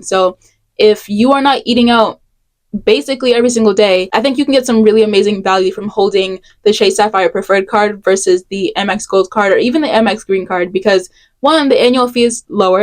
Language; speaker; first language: English; native; English